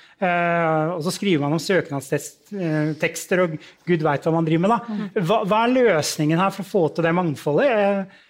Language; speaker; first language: Norwegian; native; Norwegian